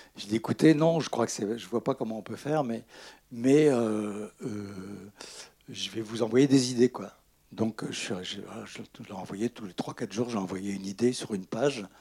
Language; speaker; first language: French; native; French